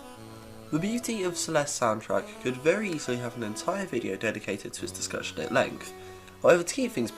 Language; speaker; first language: English; native; English